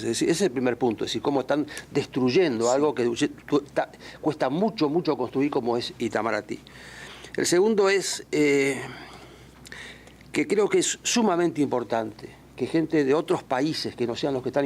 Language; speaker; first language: Spanish; native; Spanish